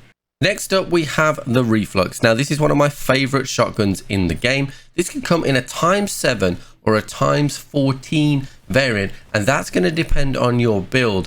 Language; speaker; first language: English; native; English